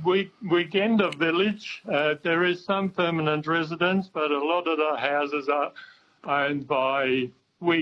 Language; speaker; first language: English; non-native, fluent; German